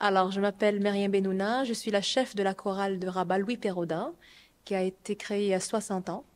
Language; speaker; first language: French; non-native, local second language; Arabic